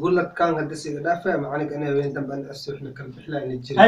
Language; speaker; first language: Arabic; non-native, learner; Somali